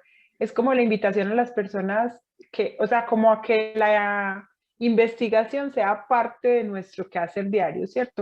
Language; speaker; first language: Spanish; native; Spanish